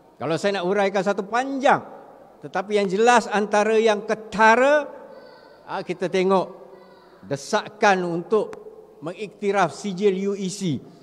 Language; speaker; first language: Malay; native; Malay